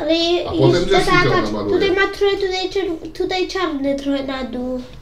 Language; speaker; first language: Polish; early bilingual, heritage; Polish